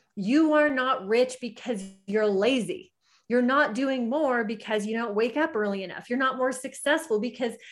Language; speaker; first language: English; native; English